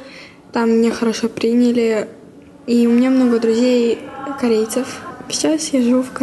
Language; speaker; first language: Russian; early bilingual, heritage; Russian